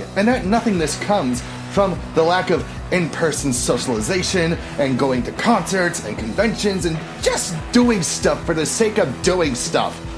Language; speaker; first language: English; native; English